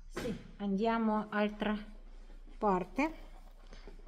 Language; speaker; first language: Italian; non-native, learner; Russian